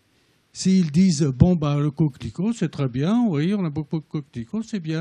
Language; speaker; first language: French; native; French